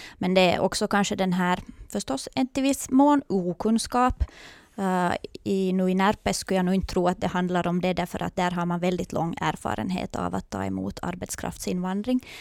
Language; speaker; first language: Swedish; native; Swedish